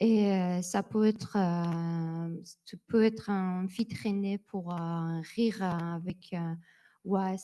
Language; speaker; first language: French; non-native, learner; Persian